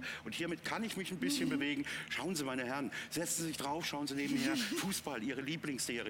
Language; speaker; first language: German; native; German